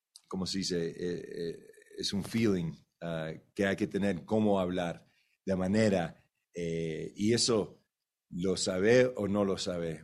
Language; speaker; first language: Spanish; early bilingual, heritage; Spanish